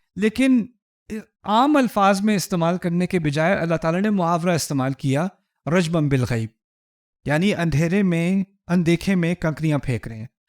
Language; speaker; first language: Urdu; early bilingual, heritage; Urdu